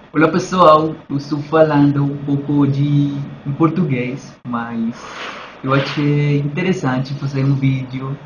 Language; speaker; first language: Portuguese; non-native, learner; Spanish